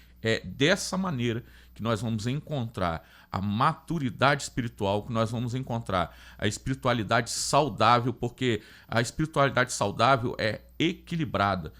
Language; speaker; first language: Portuguese; native; Portuguese